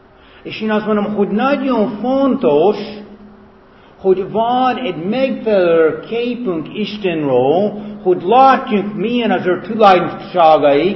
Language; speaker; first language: Hungarian; non-native, fluent; English